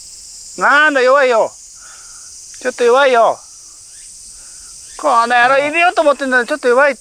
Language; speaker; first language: Japanese; native; Japanese